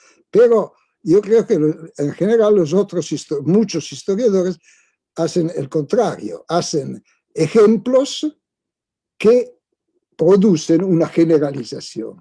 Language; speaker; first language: Spanish; non-native, fluent; Italian